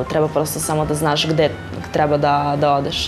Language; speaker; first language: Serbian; early bilingual, heritage; Serbian